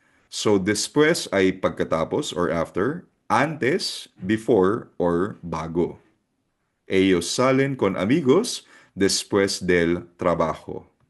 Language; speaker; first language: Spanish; non-native, fluent; Filipino